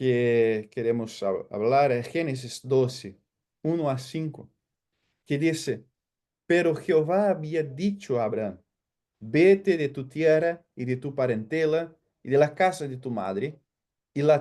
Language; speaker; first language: Spanish; non-native, fluent; Portuguese